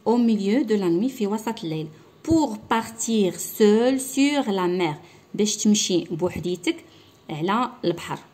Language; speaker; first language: French; non-native, local second language; Arabic